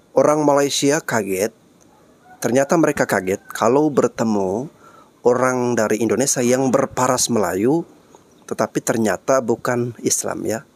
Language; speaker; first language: Indonesian; native; Indonesian